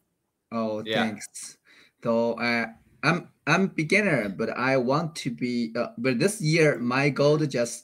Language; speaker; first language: English; non-native, learner; Chinese